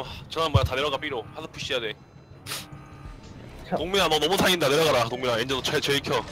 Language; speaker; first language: Korean; native; Korean